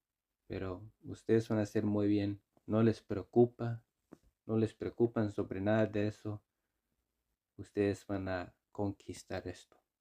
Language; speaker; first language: Spanish; non-native, fluent; Icelandic